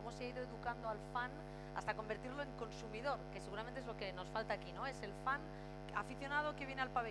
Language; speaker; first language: Spanish; native; Spanish